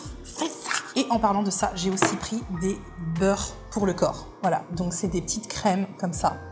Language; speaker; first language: French; native; French